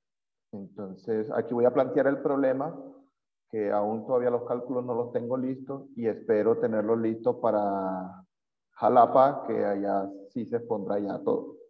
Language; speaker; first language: Spanish; native; Spanish